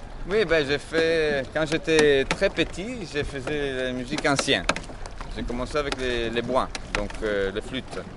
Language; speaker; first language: French; non-native, fluent; Italian